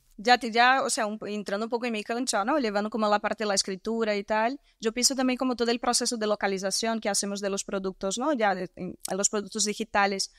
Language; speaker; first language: Spanish; non-native, fluent; Portuguese